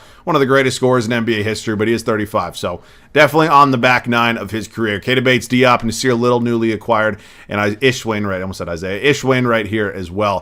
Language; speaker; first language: English; native; English